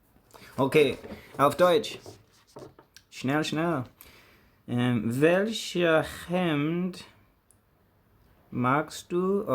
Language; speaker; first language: German; non-native, learner; English